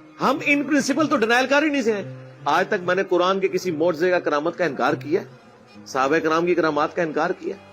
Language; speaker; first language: Urdu; non-native, local second language; Punjabi